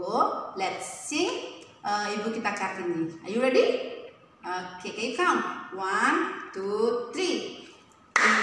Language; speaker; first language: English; non-native, learner; Indonesian